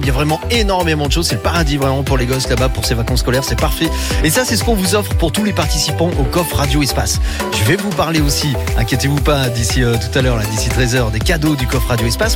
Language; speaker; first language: French; native; French